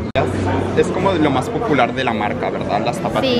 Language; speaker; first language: Spanish; native; Spanish